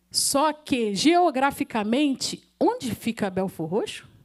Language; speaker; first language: Portuguese; native; Portuguese